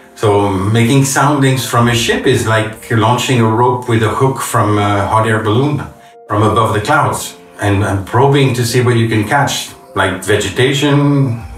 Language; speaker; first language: English; non-native, fluent; French